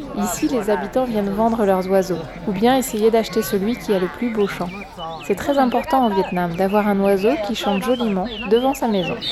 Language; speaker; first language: French; native; French